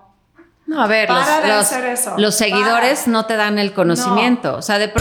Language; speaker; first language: Spanish; native; Spanish